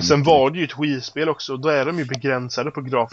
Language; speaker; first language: Swedish; native; Swedish